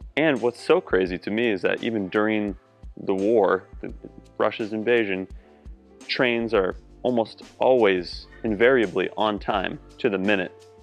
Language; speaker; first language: English; native; English